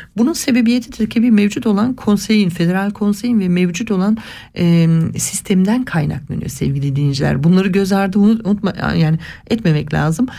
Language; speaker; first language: Turkish; early bilingual, heritage; Turkish